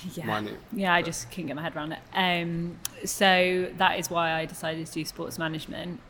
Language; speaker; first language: English; native; English